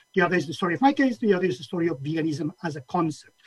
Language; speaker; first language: English; non-native, fluent; Catalan